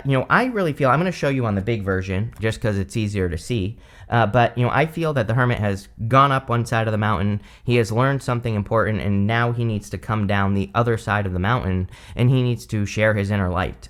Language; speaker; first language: English; native; English